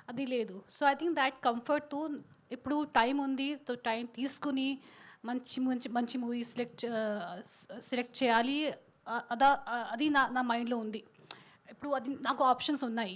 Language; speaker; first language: Telugu; non-native, learner; Hindi